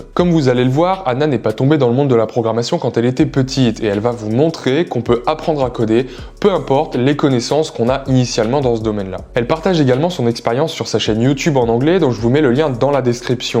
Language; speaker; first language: French; native; French